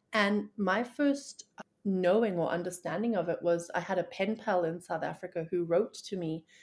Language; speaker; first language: English; native; English